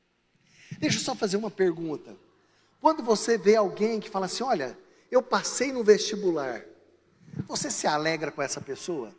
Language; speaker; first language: Portuguese; native; Portuguese